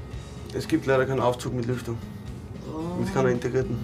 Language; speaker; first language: German; native; German